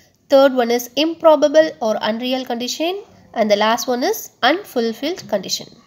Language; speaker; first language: English; non-native, local second language; Tamil